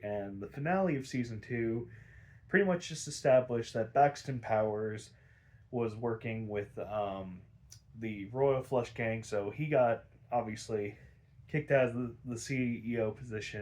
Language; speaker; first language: English; native; English